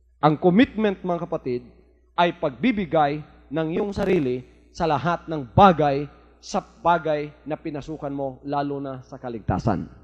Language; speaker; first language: Filipino; non-native, local second language; Cebuano